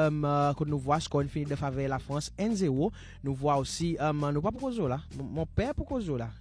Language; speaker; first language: French; non-native, local second language; Seselwa Creole French